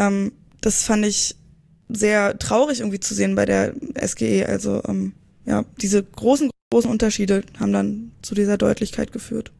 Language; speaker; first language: German; native; German